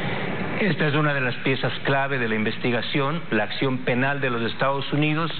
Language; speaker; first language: Spanish; native; Spanish